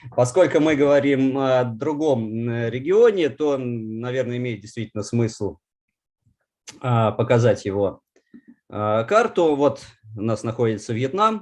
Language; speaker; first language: Russian; native; Russian